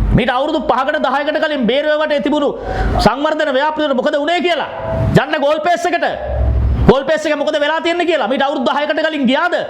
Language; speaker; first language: Sinhala; native; Sinhala